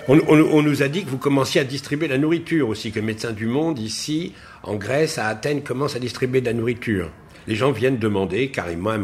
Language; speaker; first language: French; native; French